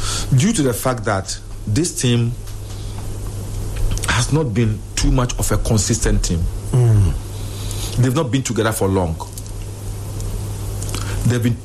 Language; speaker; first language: English; non-native, local second language; Ga